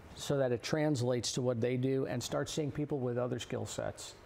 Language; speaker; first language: English; native; English